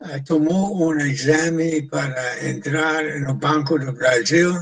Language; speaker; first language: Portuguese; non-native, fluent; English